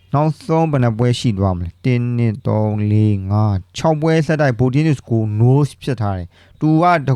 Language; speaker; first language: Burmese; native; Burmese